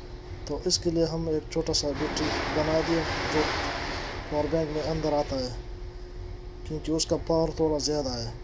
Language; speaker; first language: Hindi; non-native, local second language; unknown